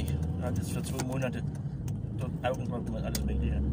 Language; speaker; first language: German; native; German